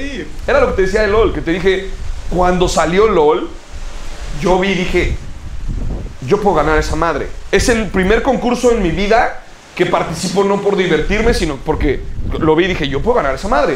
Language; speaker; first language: Spanish; native; Spanish